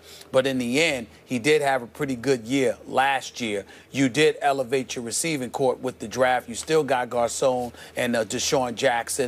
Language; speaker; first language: English; native; English